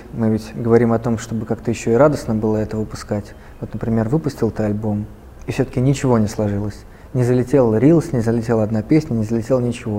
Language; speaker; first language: Russian; native; Russian